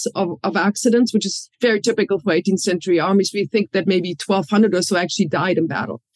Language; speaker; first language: English; non-native, fluent; German